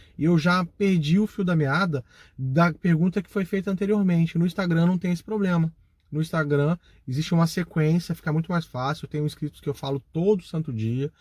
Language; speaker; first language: Portuguese; native; Portuguese